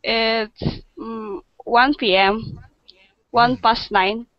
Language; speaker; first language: English; non-native, learner; Indonesian